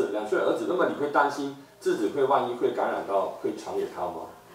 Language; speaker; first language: Chinese; native; Chinese